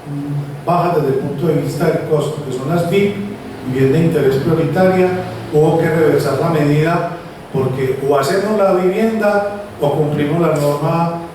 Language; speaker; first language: Spanish; native; Spanish